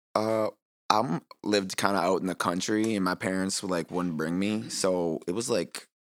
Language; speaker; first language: English; native; English